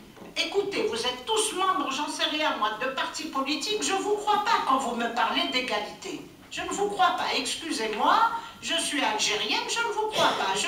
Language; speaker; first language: French; non-native, local second language; Kabyle